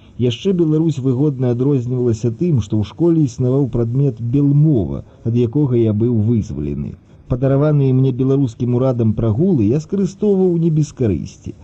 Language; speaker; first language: Belarusian; early bilingual, other home language; Russian